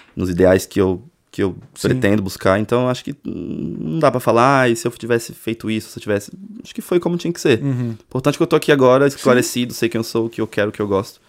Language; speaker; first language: Portuguese; native; Portuguese